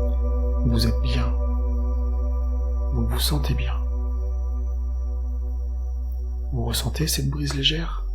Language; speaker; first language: French; native; French